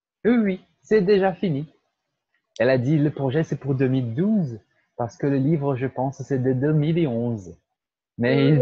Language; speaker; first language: French; non-native, fluent; Portuguese